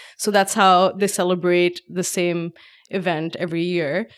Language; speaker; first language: English; non-native, local second language; Urdu